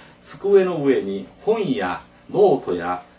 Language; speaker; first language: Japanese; non-native, fluent; Korean